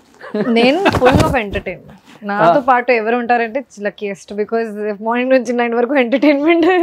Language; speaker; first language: Telugu; non-native, fluent; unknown